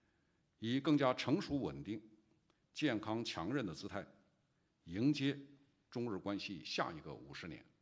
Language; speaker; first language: Chinese; native; Chinese